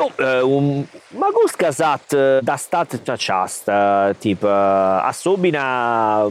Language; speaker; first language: Russian; non-native, learner; Italian